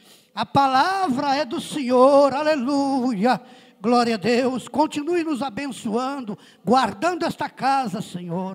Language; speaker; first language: Portuguese; native; Portuguese